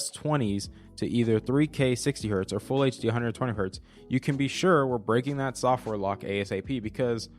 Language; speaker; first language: English; native; English